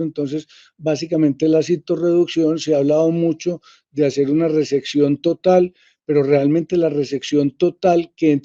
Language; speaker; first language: Spanish; native; Spanish